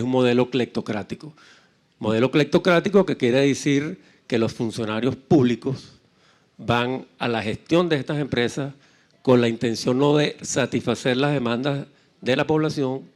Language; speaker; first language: Spanish; native; Spanish